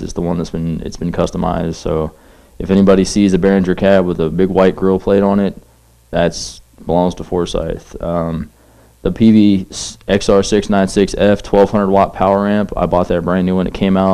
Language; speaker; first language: English; native; English